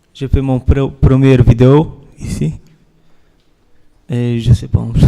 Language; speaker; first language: French; non-native, learner; Romanian